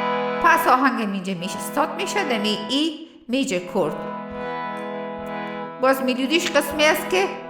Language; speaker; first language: Persian; native; Persian